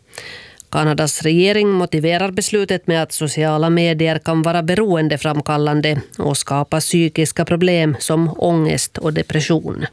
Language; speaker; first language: Swedish; native; Swedish